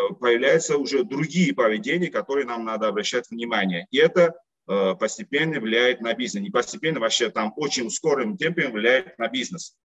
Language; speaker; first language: Russian; non-native, local second language; Uzbek